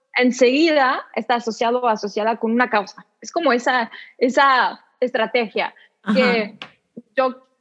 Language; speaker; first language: Spanish; non-native, fluent; French